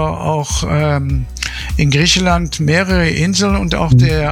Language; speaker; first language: German; native; German